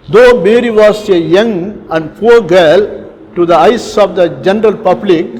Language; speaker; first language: English; non-native, local second language; Tamil